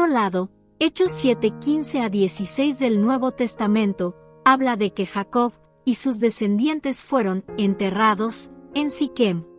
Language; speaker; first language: Spanish; native; Spanish